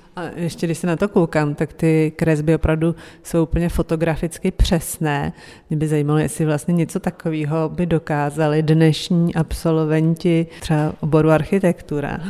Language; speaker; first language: Czech; native; Czech